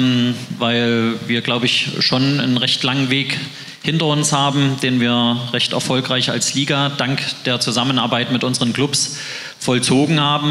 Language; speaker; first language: German; native; German